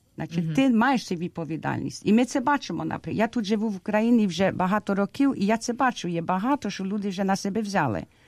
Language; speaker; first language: Ukrainian; early bilingual, heritage; Ukrainian